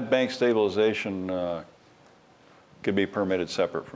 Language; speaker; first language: English; native; English